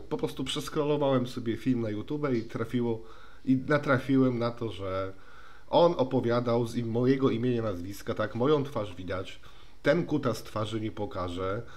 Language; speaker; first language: Polish; native; Polish